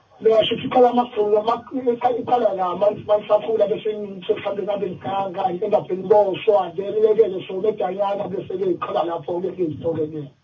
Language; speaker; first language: Zulu; native; Zulu